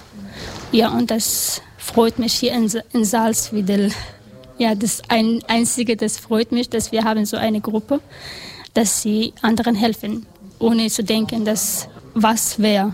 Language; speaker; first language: German; non-native, learner; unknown